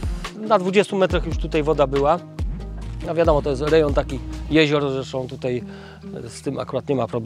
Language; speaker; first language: Polish; native; Polish